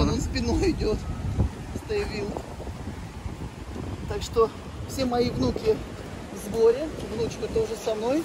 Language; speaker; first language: Russian; native; Russian